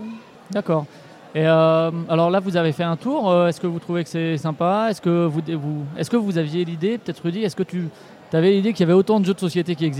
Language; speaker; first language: French; native; French